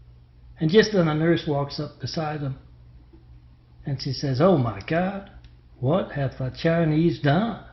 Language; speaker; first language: English; native; English